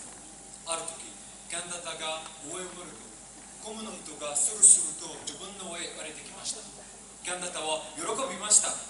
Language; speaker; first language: Japanese; non-native, learner; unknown